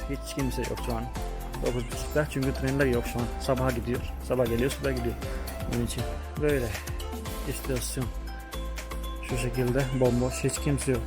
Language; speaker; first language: Turkish; non-native, fluent; Hindi